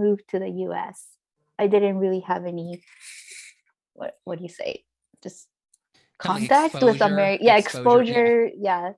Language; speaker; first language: English; non-native, fluent; Japanese